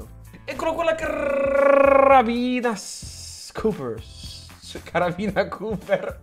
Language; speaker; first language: Italian; native; Italian